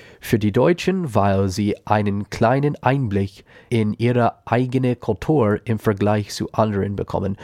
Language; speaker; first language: German; non-native, learner; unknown